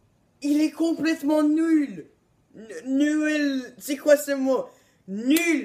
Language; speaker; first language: French; non-native, learner; English